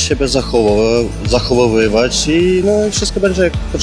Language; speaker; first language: Polish; non-native, fluent; Ukrainian